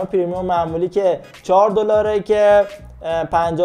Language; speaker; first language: Persian; native; Persian